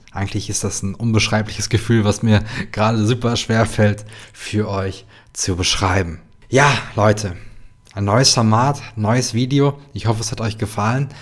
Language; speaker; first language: German; native; German